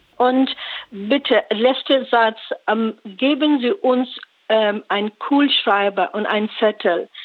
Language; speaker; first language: German; non-native, learner; Rohingya